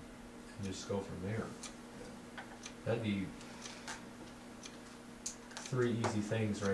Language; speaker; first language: English; native; English